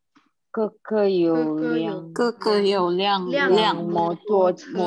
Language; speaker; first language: Chinese; non-native, learner; Indonesian